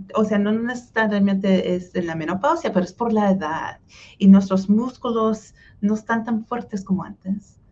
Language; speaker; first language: Spanish; early bilingual, heritage; Spanish